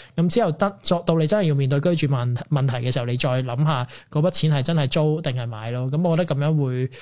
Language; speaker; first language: Cantonese; native; Cantonese